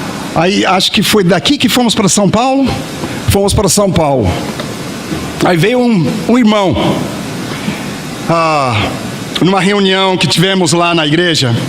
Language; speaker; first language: Portuguese; non-native, fluent; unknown